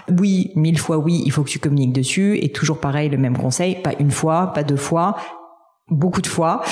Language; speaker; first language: French; native; French